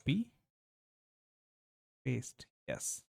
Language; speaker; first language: English; non-native, local second language; Hindi